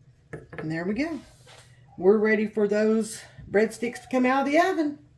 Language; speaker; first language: English; native; English